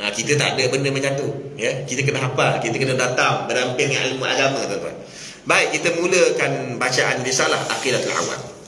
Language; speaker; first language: Malay; native; Malay